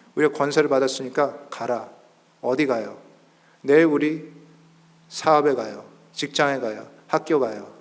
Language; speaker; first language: Korean; early bilingual, heritage; Korean